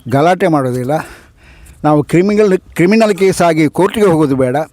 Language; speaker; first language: Kannada; non-native, local second language; Tulu